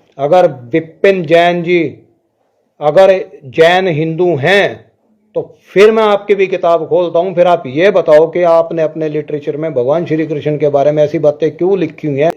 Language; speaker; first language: Hindi; non-native, local second language; Punjabi